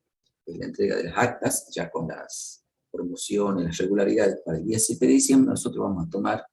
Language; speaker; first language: Spanish; native; Spanish